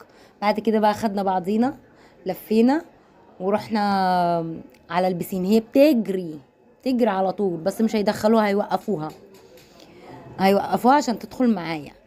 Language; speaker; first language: Arabic; native; Arabic